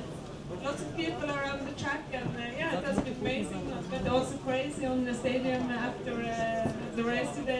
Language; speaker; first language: English; non-native, fluent; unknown